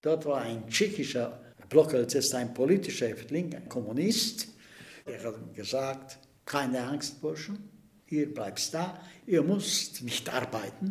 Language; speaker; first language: German; non-native, fluent; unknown